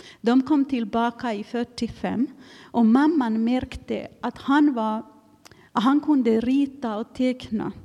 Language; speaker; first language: Swedish; non-native, fluent; Finnish